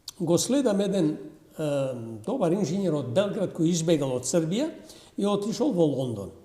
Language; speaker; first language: Macedonian; non-native, local second language; Albanian